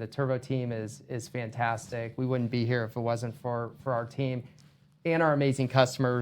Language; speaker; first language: English; native; English